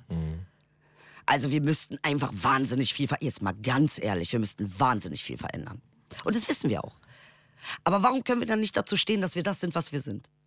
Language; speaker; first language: German; early bilingual, other home language; Turkish